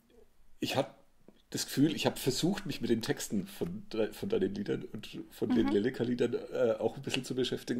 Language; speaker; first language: German; native; German